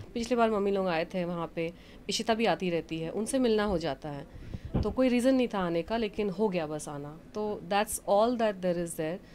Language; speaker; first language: Hindi; non-native, local second language; Bangla